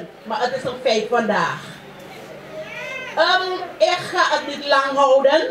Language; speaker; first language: Dutch; non-native, local second language; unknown